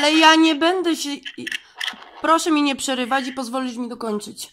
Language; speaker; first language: Polish; native; Polish